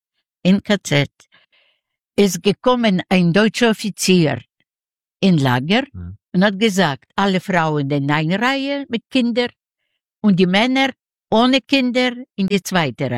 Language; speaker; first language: German; non-native, learner; Ukrainian